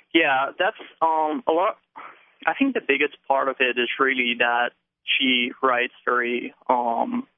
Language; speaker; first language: English; non-native, fluent; Dutch